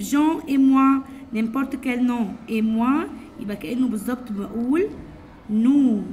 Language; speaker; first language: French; non-native, fluent; Arabic